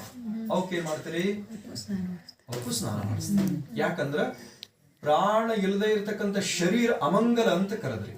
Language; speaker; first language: Kannada; native; Kannada